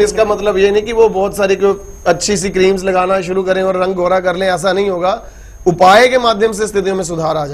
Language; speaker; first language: Hindi; native; Hindi